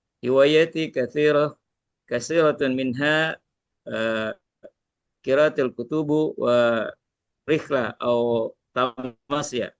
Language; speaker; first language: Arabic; non-native, learner; Indonesian